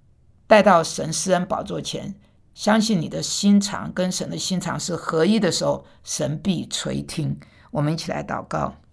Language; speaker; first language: Chinese; non-native, fluent; Korean